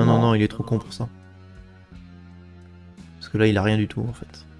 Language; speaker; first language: French; native; French